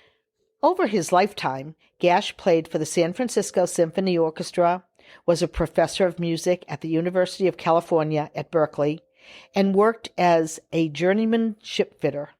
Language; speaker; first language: English; native; English